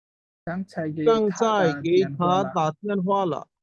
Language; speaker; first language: Chinese; non-native, learner; Bangla